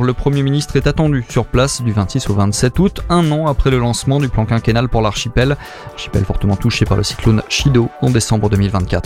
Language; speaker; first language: French; native; French